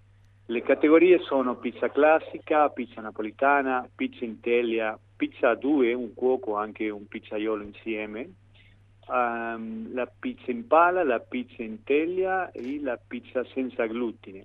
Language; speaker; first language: Italian; non-native, fluent; Spanish